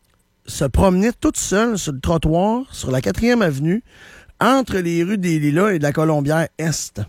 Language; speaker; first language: French; native; French